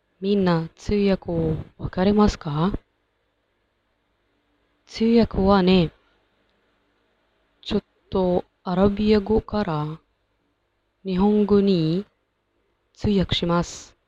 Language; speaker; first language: Japanese; non-native, learner; Arabic